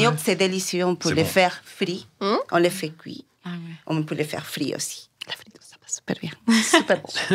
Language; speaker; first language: French; non-native, fluent; Spanish